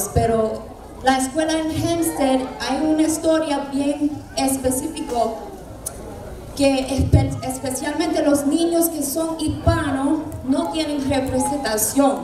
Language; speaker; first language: Spanish; early bilingual, heritage; Spanish